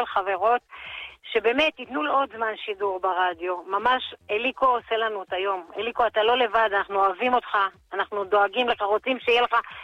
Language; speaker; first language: Hebrew; native; Hebrew